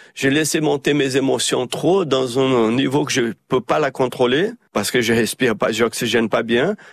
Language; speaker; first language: French; early bilingual, heritage; Portuguese